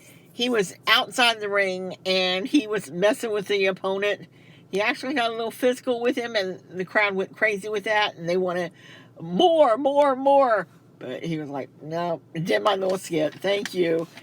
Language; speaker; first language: English; native; English